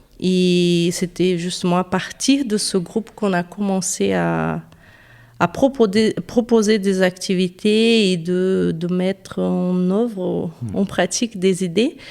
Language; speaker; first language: French; non-native, fluent; Portuguese